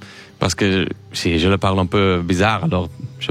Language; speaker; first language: French; non-native, learner; Spanish